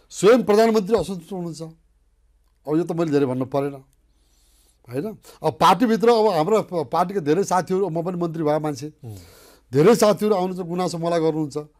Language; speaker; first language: Nepali; native; Nepali